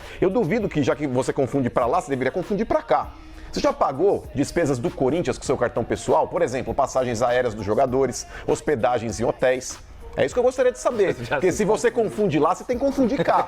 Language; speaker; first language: Portuguese; native; Portuguese